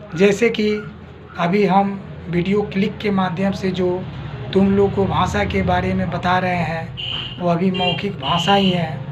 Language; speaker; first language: Hindi; native; Hindi